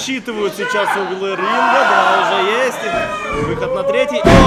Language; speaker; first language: Russian; native; Russian